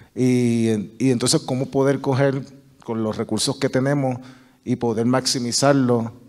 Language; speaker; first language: Spanish; native; Spanish